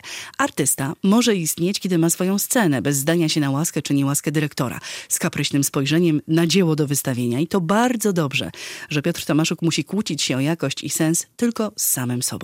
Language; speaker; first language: Polish; native; Polish